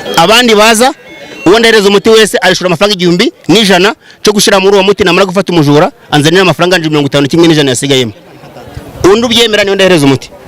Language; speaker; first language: Kinyarwanda; native; Kinyarwanda